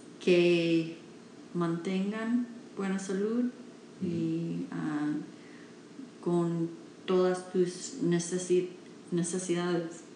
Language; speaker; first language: Spanish; non-native, learner; English